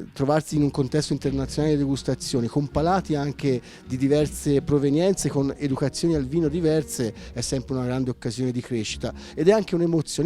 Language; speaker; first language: Italian; native; Italian